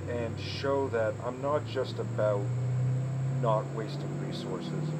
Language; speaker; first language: English; native; English